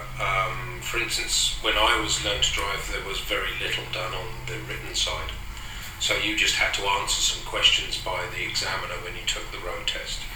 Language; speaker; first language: English; native; English